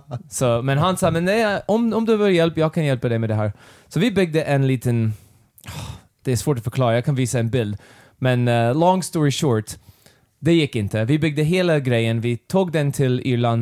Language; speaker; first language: Swedish; non-native, learner; English